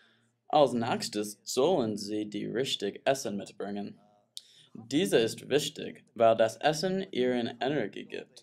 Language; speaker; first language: German; non-native, learner; English